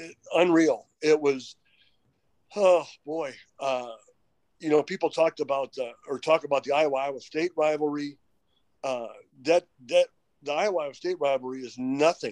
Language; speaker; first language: English; native; English